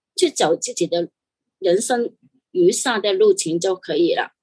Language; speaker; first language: Chinese; non-native, fluent; Cantonese